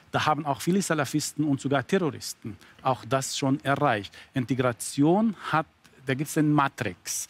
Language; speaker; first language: German; non-native, fluent; Arabic